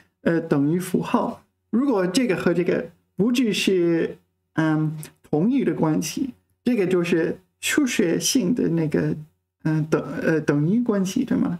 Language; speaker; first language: Chinese; non-native, fluent; English